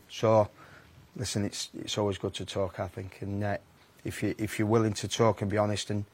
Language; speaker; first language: English; native; English